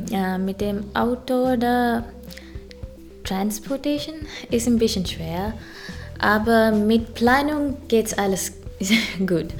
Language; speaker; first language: German; non-native, learner; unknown